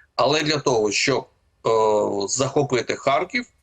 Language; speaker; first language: Ukrainian; native; Ukrainian